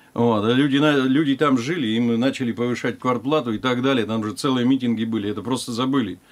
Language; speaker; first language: Russian; native; Russian